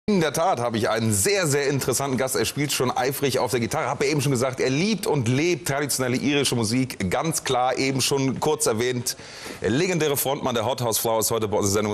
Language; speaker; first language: German; native; German